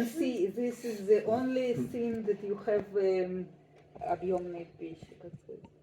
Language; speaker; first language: English; non-native, learner; Russian